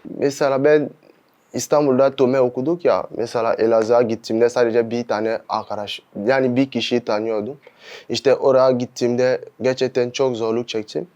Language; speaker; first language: Turkish; non-native, fluent; French